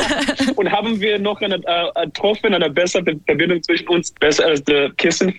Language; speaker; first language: German; non-native, learner; English